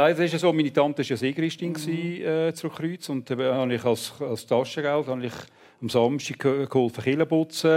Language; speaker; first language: German; native; German